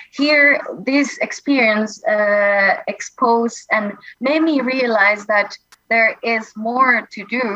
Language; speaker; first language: English; non-native, fluent; Indonesian